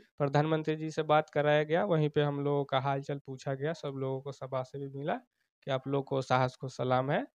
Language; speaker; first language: Hindi; native; Hindi